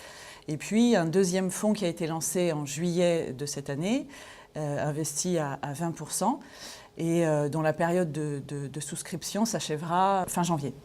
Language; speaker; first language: French; native; French